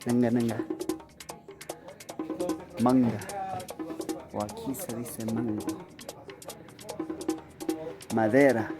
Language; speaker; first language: Spanish; non-native, learner; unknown